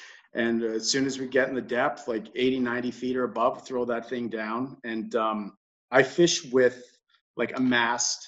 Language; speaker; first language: English; native; English